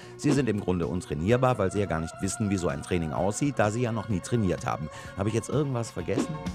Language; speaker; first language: German; native; German